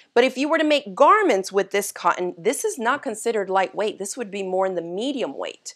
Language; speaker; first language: English; native; English